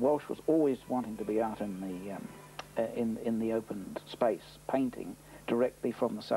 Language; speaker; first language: English; native; English